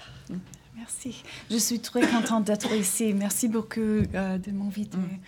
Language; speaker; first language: French; non-native, learner; English